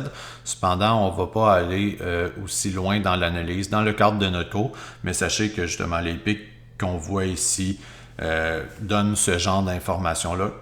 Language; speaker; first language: French; native; French